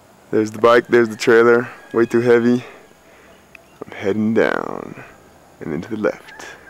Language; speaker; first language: English; native; English